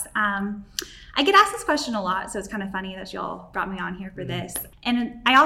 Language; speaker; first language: English; native; English